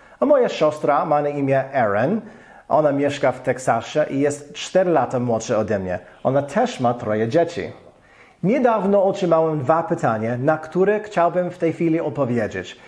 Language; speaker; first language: Polish; non-native, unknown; English